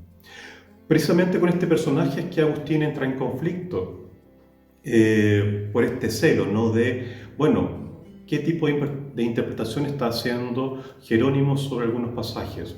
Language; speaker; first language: Spanish; native; Spanish